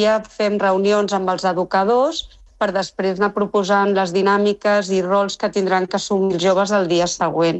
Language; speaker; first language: Catalan; non-native, local second language; Spanish